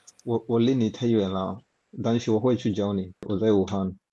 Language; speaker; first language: Chinese; non-native, learner; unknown